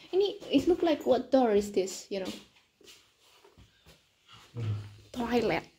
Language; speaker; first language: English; non-native, learner; Indonesian